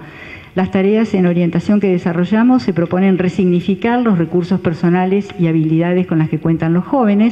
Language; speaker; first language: Spanish; native; Spanish